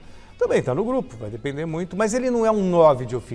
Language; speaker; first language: Portuguese; native; Portuguese